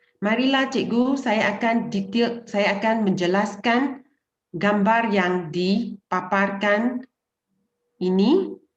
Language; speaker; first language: Malay; non-native, local second language; Chinese